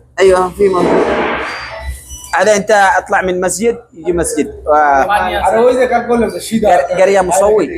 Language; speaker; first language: Arabic; non-native, learner; Bangla